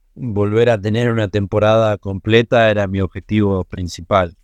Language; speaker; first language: Spanish; native; Spanish